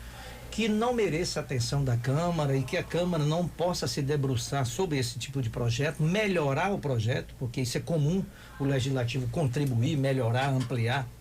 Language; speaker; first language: Portuguese; native; Portuguese